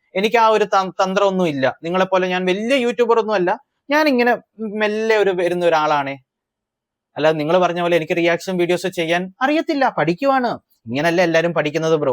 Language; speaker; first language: Malayalam; early bilingual, heritage; Malayalam